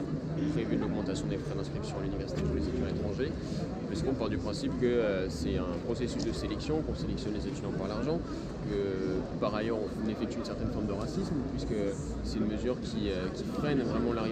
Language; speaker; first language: French; native; French